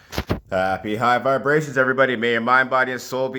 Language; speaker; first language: English; native; English